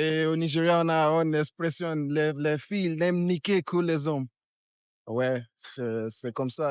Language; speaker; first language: French; non-native, fluent; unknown